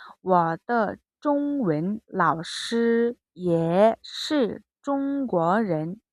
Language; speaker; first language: Chinese; non-native, fluent; Mongolian